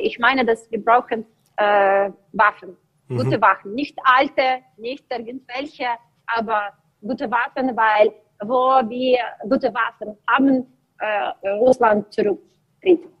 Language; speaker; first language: German; non-native, learner; Ukrainian